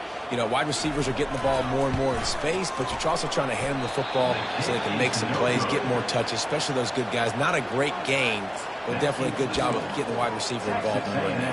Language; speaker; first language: English; native; English